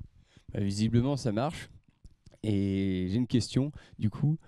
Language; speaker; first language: French; native; French